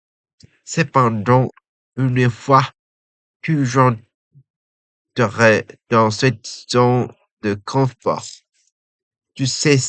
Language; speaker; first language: French; non-native, learner; Japanese